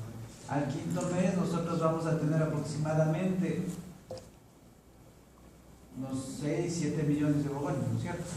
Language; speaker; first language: Spanish; native; Spanish